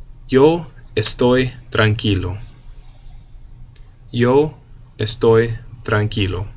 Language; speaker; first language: Spanish; non-native, fluent; English